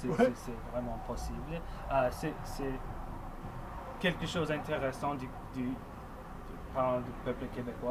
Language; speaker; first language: French; non-native, local second language; English